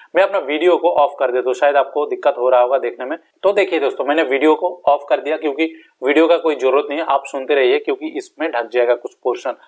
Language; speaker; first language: Hindi; non-native, local second language; Bangla